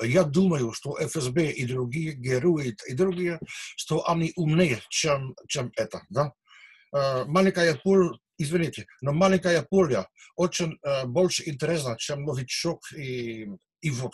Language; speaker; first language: Russian; non-native, learner; Dutch